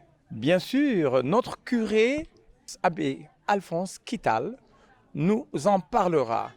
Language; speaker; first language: French; non-native, local second language; Wolof